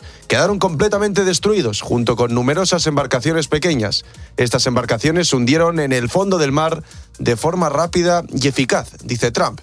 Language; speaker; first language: Spanish; native; Spanish